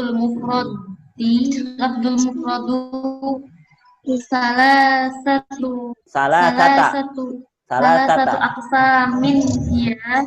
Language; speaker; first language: Arabic; non-native, learner; Indonesian